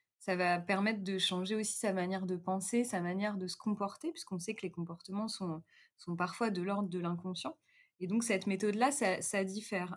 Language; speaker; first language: French; native; French